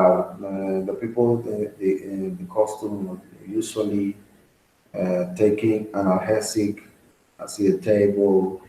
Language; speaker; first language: English; non-native, learner; Spanish